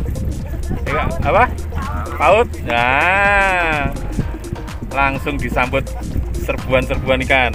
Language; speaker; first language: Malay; non-native, local second language; Javanese